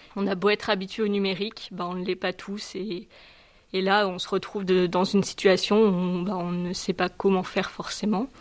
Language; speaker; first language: French; native; French